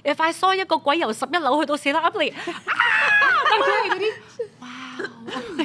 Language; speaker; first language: Cantonese; native; Cantonese